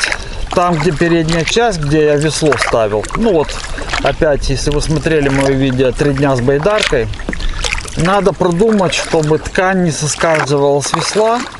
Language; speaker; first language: Russian; native; Russian